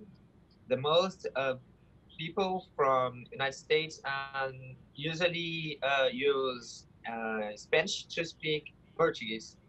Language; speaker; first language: English; non-native, learner; Portuguese